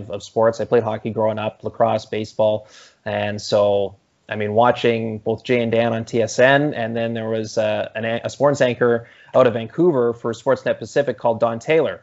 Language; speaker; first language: English; native; English